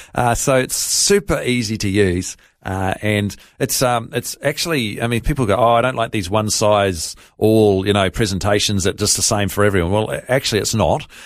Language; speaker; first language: English; native; English